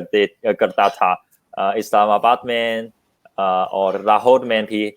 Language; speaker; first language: Hindi; non-native, learner; Chinese